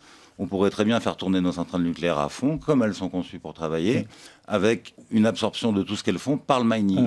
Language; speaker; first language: French; native; French